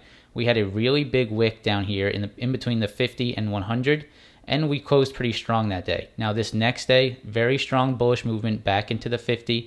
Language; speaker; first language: English; native; English